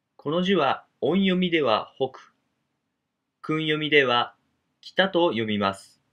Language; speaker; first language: Japanese; native; Japanese